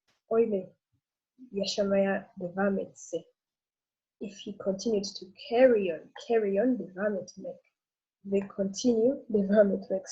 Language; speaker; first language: Turkish; non-native, learner; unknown